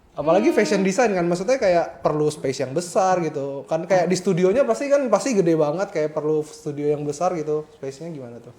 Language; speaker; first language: Indonesian; native; Indonesian